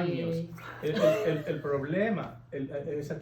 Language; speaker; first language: Spanish; native; Spanish